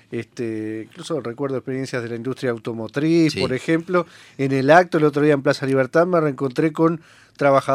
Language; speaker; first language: Spanish; native; Spanish